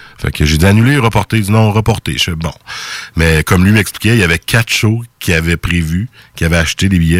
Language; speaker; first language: French; native; French